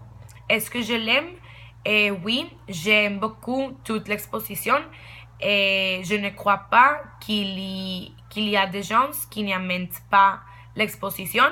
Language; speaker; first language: French; non-native, learner; Spanish